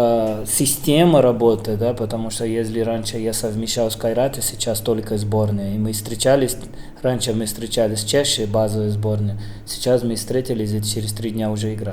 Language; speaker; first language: Russian; non-native, fluent; Portuguese